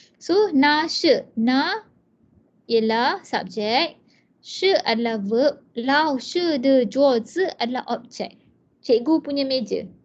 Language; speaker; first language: Malay; non-native, local second language; Chinese